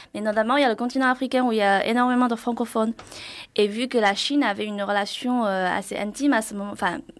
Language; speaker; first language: French; non-native, fluent; Chinese